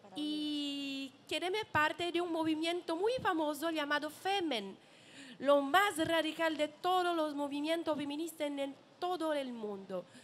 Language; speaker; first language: Spanish; non-native, learner; Portuguese